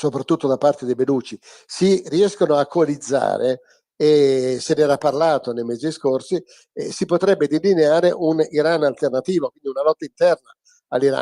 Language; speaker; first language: Italian; native; Italian